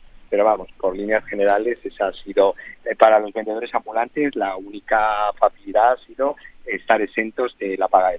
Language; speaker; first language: Spanish; native; Spanish